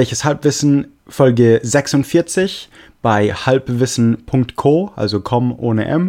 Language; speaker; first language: German; non-native, fluent; English